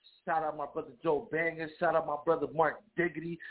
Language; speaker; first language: English; early bilingual, other home language; Spanish